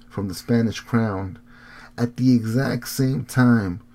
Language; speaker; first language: English; early bilingual, heritage; Spanish